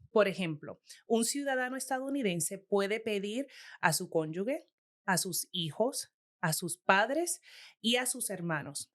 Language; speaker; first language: Spanish; native; Spanish